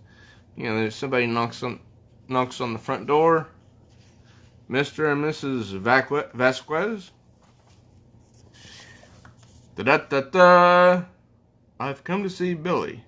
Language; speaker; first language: English; native; English